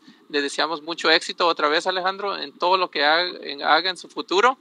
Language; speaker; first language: Spanish; early bilingual, heritage; Spanish